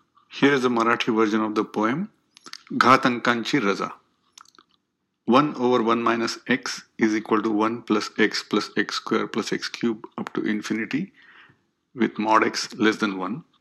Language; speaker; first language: English; non-native, local second language; Marathi